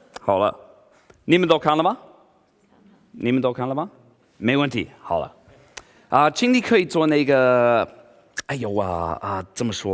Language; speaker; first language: Chinese; non-native, learner; English